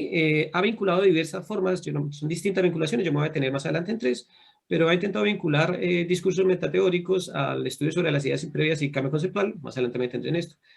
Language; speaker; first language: Spanish; native; Spanish